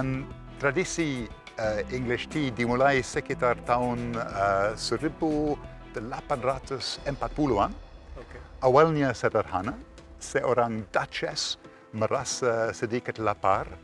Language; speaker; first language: Indonesian; non-native, fluent; English